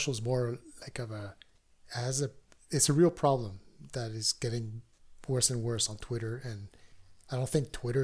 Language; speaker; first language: English; non-native, fluent; French